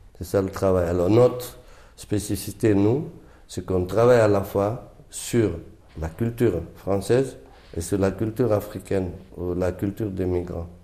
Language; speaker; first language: French; non-native, local second language; Fula